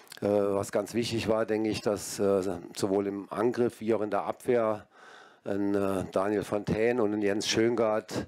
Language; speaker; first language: German; native; German